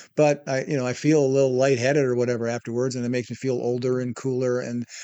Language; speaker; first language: English; native; English